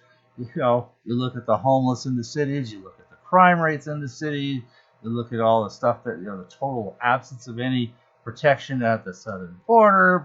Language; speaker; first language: English; native; English